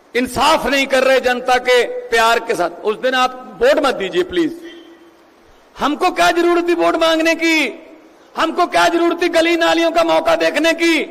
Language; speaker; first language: Hindi; non-native, local second language; Punjabi